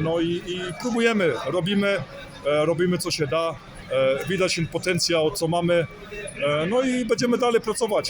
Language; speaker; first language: Polish; early bilingual, heritage; Polish